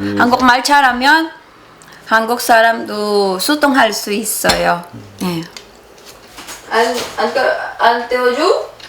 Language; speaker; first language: Korean; non-native, learner; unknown